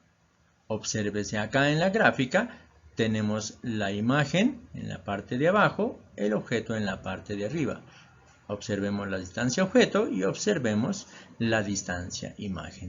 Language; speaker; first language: Spanish; native; Spanish